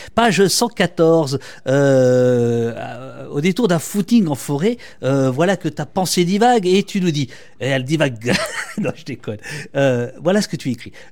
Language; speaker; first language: French; native; French